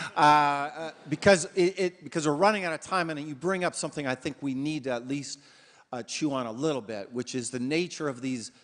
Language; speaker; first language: English; native; English